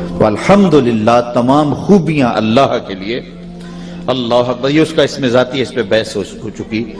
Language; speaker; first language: Urdu; non-native, local second language; Punjabi